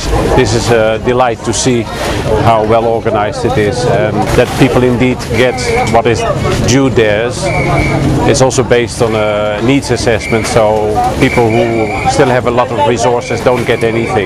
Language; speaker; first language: English; non-native, fluent; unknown